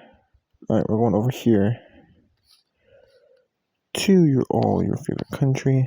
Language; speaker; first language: English; native; English